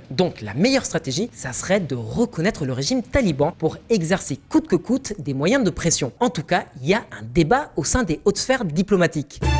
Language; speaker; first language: French; native; French